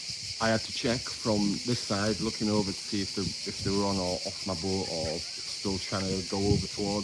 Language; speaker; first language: English; native; English